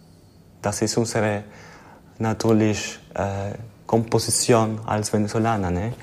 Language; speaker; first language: German; non-native, learner; Spanish